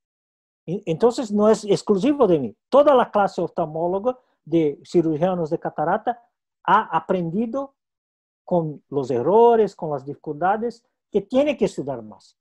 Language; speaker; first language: Spanish; non-native, local second language; Portuguese